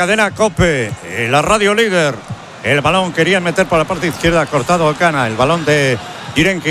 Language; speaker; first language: Spanish; native; Spanish